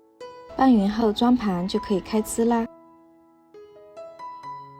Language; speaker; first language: Chinese; native; Chinese